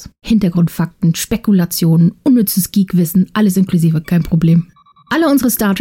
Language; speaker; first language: German; native; German